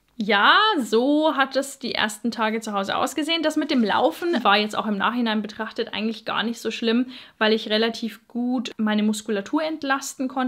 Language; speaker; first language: German; native; German